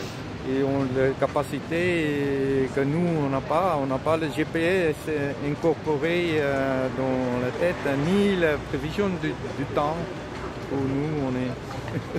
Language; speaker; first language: French; non-native, learner; Dutch